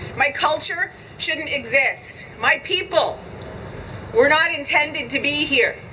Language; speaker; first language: English; native; English